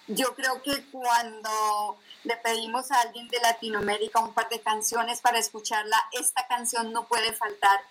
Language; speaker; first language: Spanish; native; Spanish